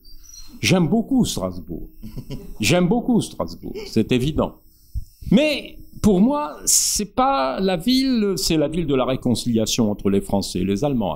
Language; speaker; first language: French; native; French